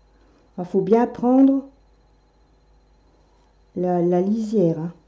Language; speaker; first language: French; native; French